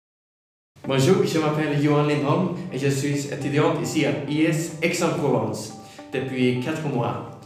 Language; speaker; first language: French; non-native, learner; Swedish